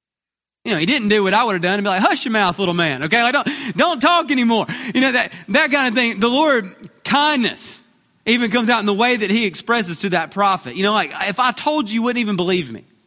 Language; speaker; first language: English; native; English